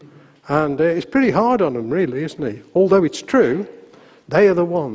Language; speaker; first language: English; native; English